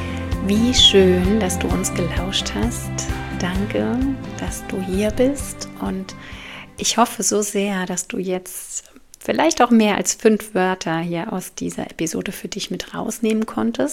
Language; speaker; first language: German; native; German